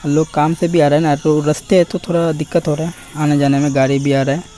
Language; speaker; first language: Hindi; non-native, local second language; Bangla